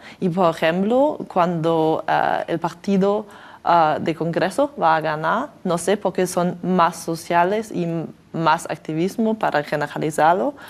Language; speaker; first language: Spanish; non-native, learner; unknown